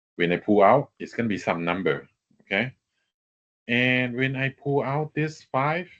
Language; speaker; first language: English; non-native, fluent; Thai